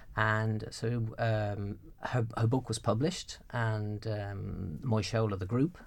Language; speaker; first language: English; native; English